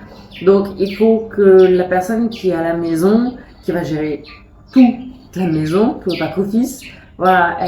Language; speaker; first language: French; native; French